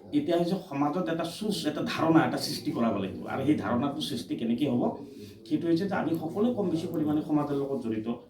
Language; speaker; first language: Assamese; native; Assamese